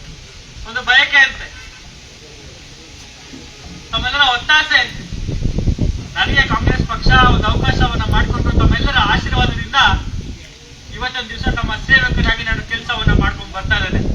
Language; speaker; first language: Kannada; native; Kannada